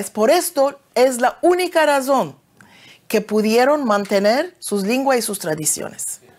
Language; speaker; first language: Spanish; early bilingual, heritage; Ladino